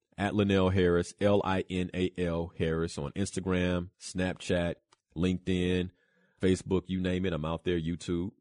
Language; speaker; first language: English; early bilingual, other home language; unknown